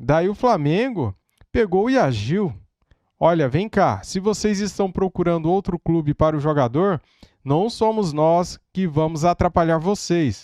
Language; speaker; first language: Portuguese; native; Portuguese